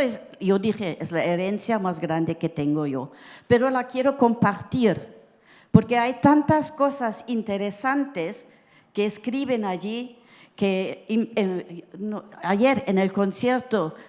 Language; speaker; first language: Spanish; early bilingual, heritage; Spanish